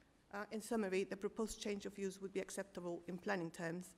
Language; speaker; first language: English; native; English